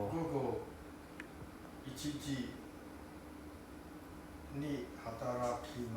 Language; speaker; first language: Japanese; non-native, learner; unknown